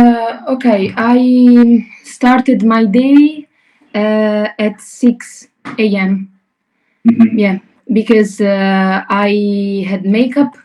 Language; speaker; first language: English; non-native, learner; Italian